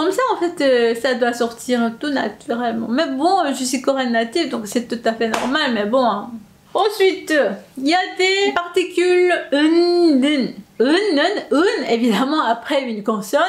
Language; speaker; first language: French; non-native, fluent; Korean